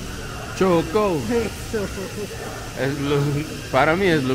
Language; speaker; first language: Spanish; non-native, learner; English